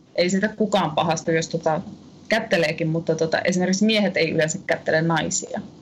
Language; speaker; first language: Finnish; native; Finnish